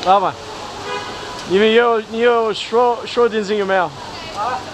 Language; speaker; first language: Chinese; non-native, learner; English